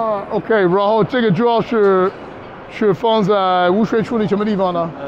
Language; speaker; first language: Chinese; non-native, fluent; English